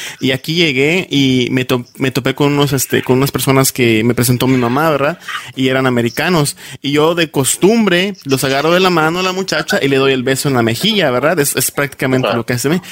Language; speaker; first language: Spanish; native; Spanish